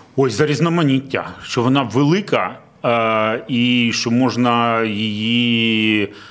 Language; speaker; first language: Ukrainian; non-native, local second language; Russian